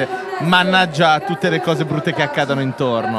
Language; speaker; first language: Italian; native; Italian